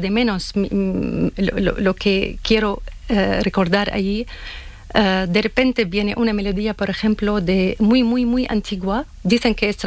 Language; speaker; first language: Spanish; non-native, learner; Arabic